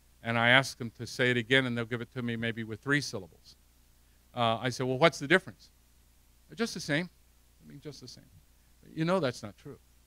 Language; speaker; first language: English; native; English